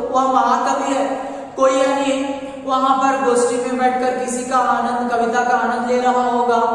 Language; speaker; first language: Hindi; non-native, local second language; Kannada